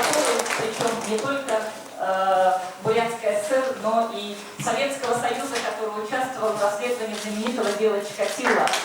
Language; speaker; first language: Russian; native; Russian